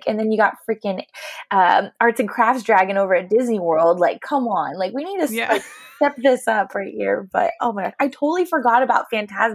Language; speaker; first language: English; native; English